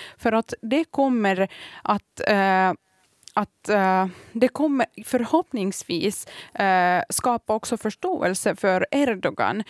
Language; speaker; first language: Swedish; early bilingual, other home language; Kurdish